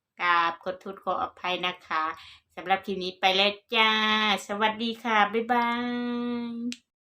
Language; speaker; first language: Thai; non-native, local second language; Northeastern Thai